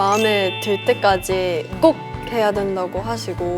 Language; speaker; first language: Korean; early bilingual, heritage; English